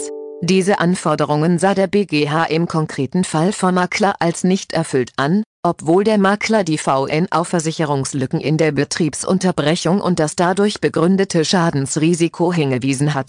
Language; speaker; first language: German; native; German